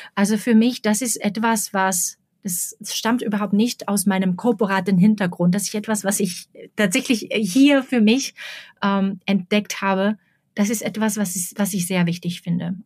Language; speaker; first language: German; non-native, fluent; Slovak